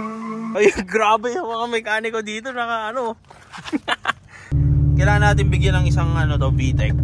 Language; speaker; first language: Filipino; native; Filipino